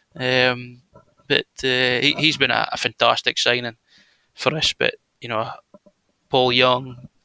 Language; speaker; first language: English; native; English